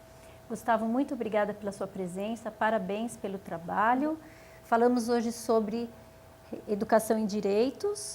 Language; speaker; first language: Portuguese; native; Portuguese